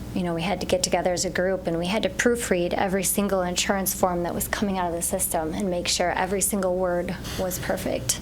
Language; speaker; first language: English; native; English